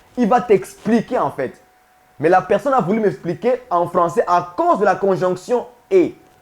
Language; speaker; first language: French; non-native, local second language; Swahili